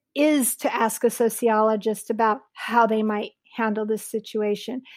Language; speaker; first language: English; native; English